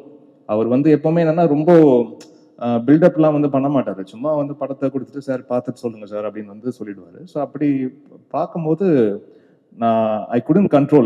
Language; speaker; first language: Tamil; native; Tamil